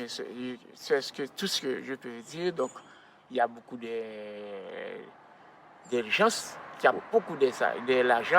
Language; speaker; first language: French; non-native, local second language; Haitian Creole